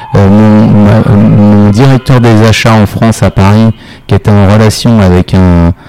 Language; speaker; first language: French; native; French